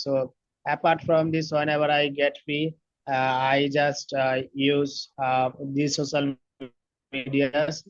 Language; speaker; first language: English; non-native, learner; Bangla